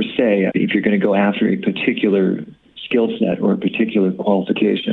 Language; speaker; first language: English; native; English